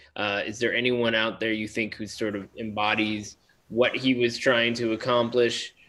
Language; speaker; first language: English; native; English